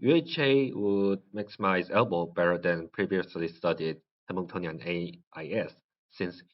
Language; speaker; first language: English; non-native, learner; Korean